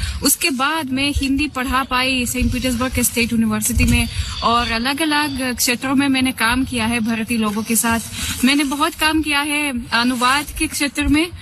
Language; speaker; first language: Hindi; non-native, fluent; Russian